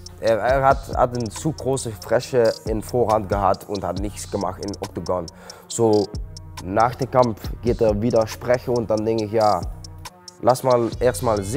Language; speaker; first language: German; non-native, learner; Dutch